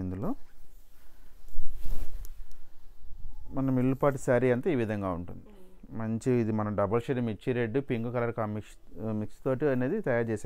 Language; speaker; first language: Telugu; native; Telugu